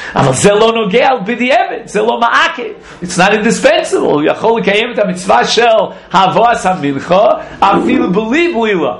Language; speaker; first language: Hebrew; non-native, fluent; English